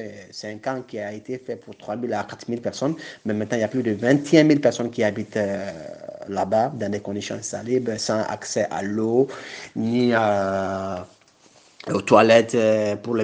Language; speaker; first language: French; non-native, local second language; Bambara